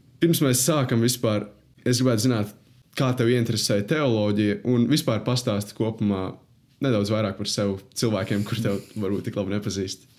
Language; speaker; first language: Latvian; native; Latvian